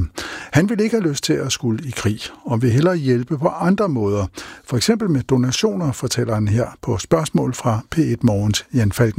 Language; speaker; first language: Danish; native; Danish